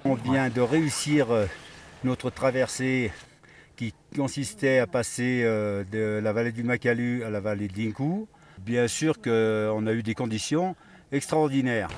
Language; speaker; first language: French; native; French